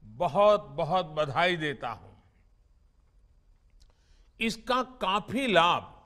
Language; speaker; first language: Hindi; non-native, local second language; Gujarati